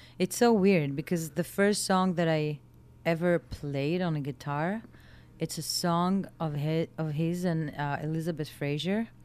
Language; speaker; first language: English; non-native, fluent; Hebrew